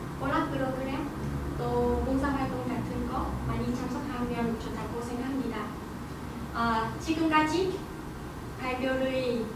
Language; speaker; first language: Korean; non-native, learner; Vietnamese